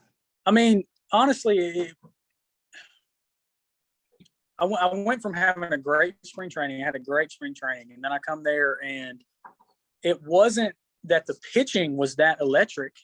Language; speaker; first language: English; native; English